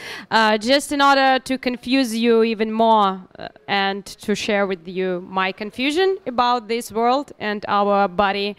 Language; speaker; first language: English; non-native, learner; Russian